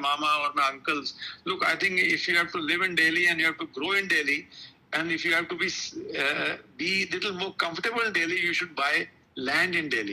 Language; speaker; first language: English; non-native, local second language; Kashmiri